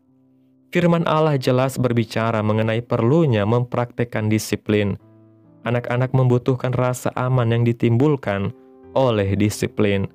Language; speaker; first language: Indonesian; native; Indonesian